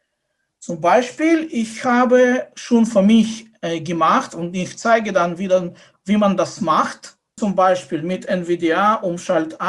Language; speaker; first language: German; non-native, fluent; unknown